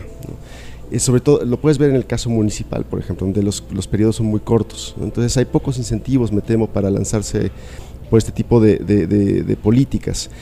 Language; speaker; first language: Spanish; native; Spanish